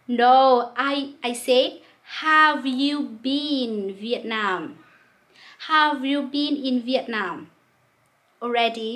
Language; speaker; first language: English; non-native, local second language; Vietnamese